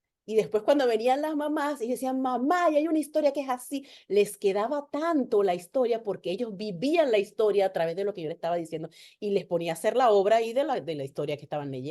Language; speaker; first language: Spanish; native; Spanish